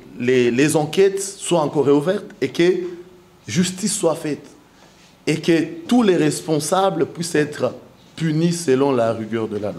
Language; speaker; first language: French; non-native, local second language; Swahili